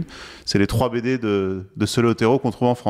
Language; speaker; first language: French; native; French